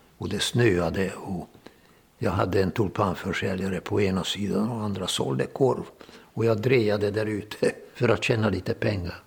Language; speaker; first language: Swedish; non-native, fluent; Hungarian